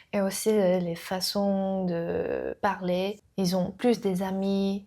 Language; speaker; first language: French; non-native, learner; Chinese